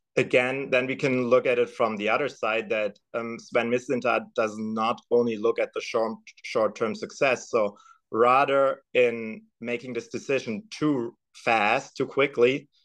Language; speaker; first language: English; non-native, fluent; German